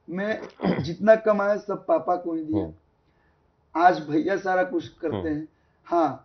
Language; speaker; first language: Hindi; native; Hindi